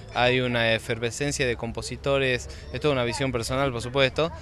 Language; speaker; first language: Spanish; native; Spanish